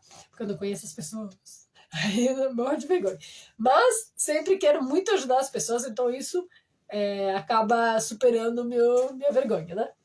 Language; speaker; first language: Portuguese; non-native, fluent; French